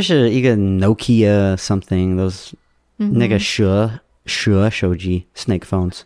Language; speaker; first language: Chinese; non-native, learner; English